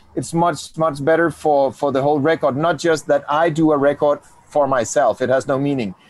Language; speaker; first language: English; non-native, fluent; Danish